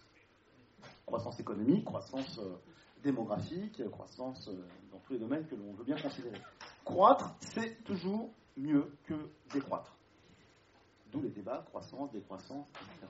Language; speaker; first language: French; native; French